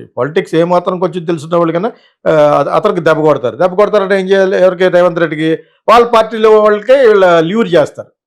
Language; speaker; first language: Telugu; native; Telugu